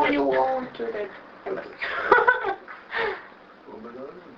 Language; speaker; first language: English; non-native, local second language; Spanish